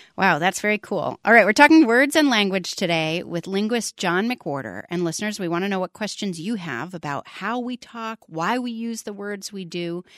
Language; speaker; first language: English; native; English